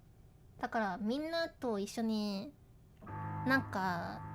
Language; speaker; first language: Japanese; non-native, learner; English